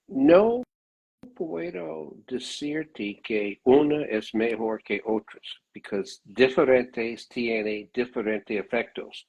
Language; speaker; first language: Spanish; non-native, learner; English